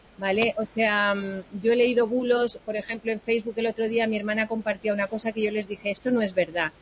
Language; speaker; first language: Spanish; native; Spanish